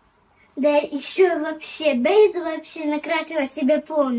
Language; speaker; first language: Russian; early bilingual, heritage; Russian